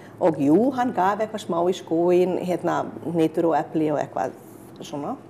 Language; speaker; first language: Icelandic; non-native, fluent; Hungarian